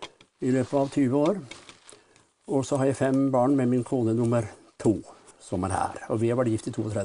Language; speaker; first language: Norwegian; native; Norwegian